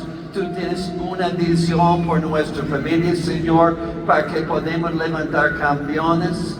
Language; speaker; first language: Spanish; non-native, learner; English